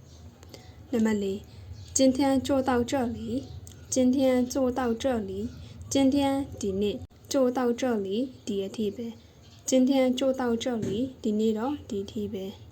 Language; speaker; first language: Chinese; non-native, fluent; Burmese